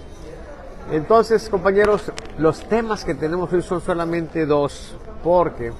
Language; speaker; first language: Spanish; native; Spanish